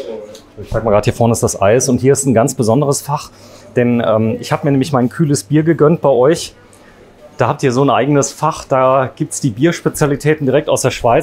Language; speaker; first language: German; native; German